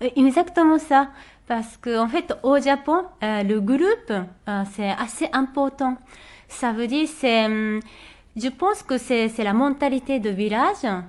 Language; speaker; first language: French; non-native, fluent; Japanese